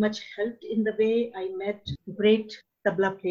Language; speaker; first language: English; non-native, local second language; Hindi